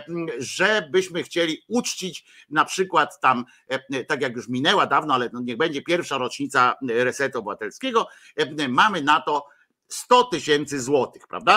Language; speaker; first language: Polish; native; Polish